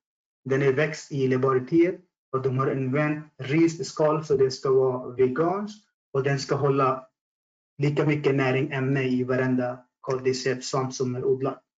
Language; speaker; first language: Swedish; non-native, fluent; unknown